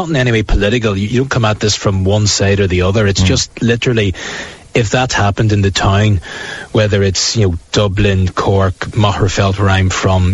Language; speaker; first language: English; native; English